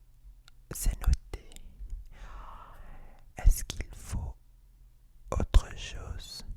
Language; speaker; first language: French; non-native, fluent; English